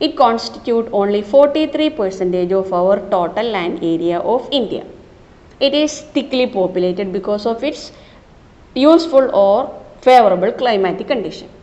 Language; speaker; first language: English; non-native, local second language; Malayalam